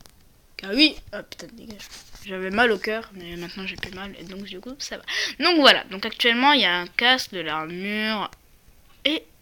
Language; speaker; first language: French; native; French